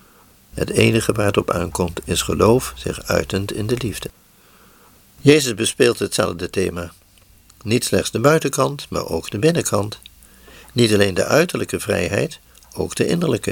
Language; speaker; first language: Dutch; native; Dutch